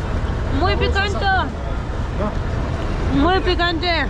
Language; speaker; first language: Spanish; non-native, learner; Hebrew